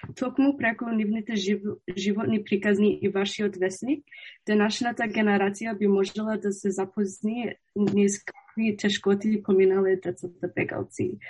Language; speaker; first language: Macedonian; early bilingual, heritage; Macedonian